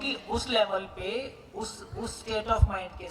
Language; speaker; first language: Hindi; native; Hindi